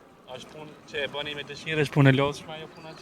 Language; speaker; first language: Albanian; native; Albanian